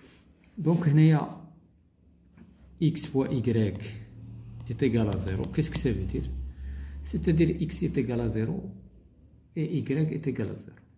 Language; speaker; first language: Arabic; native; Arabic